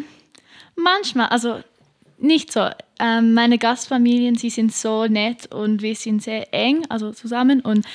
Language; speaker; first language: German; non-native, learner; English